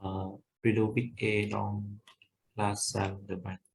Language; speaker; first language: French; non-native, learner; Vietnamese